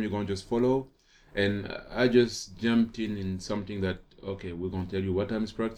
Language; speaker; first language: English; non-native, fluent; French